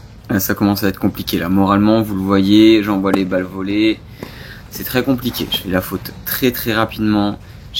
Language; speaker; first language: French; native; French